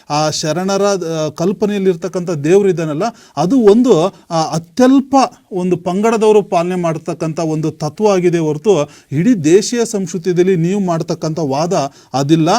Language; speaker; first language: Kannada; native; Kannada